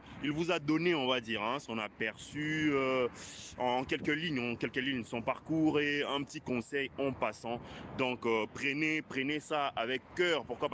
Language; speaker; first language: French; non-native, local second language; Lingala